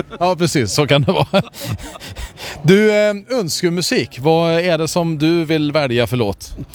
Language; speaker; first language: Swedish; native; Swedish